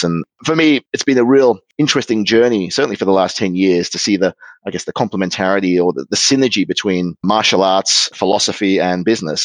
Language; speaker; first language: English; native; English